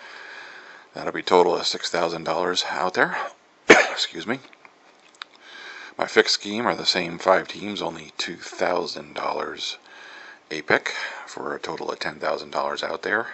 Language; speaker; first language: English; native; English